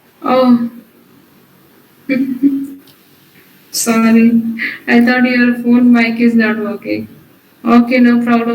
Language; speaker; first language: English; non-native, local second language; Hindi